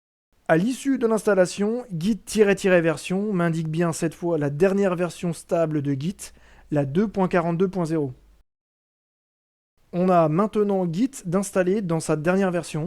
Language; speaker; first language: French; native; French